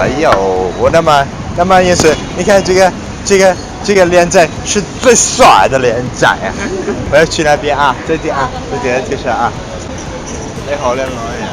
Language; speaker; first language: Chinese; non-native, learner; Italian